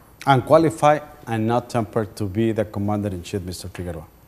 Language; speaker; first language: English; non-native, fluent; Spanish